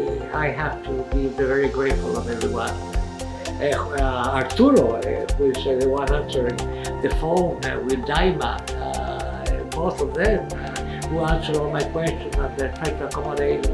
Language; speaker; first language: English; non-native, local second language; Spanish